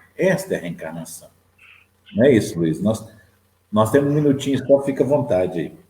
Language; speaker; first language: Portuguese; native; Portuguese